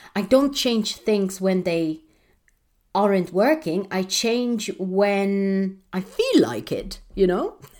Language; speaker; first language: English; non-native, fluent; Polish